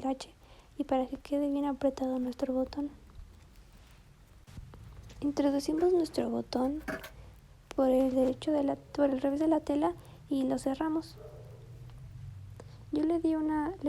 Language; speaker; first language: Spanish; native; Spanish